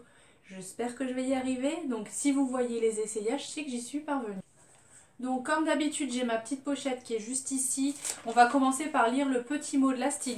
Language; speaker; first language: French; native; French